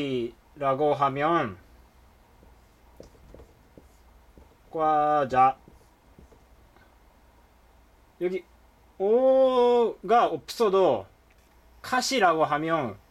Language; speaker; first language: Korean; non-native, fluent; Japanese